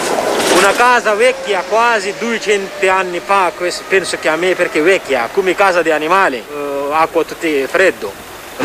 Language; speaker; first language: Italian; non-native, learner; Persian